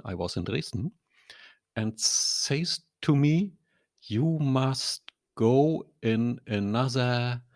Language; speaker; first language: English; non-native, learner; German